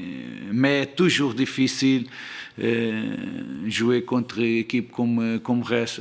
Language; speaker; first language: French; non-native, learner; Portuguese